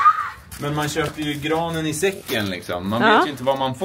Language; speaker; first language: Swedish; native; Swedish